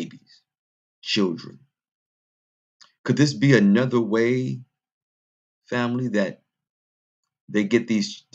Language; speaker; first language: English; native; English